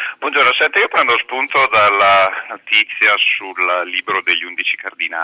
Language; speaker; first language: Italian; native; Italian